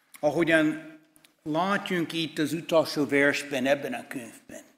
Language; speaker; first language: Hungarian; non-native, fluent; English